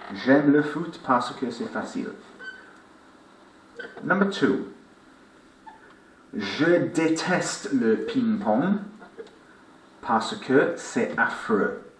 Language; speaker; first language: French; non-native, fluent; English